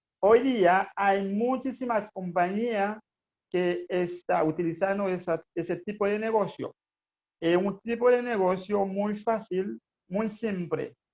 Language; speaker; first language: Spanish; non-native, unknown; Haitian Creole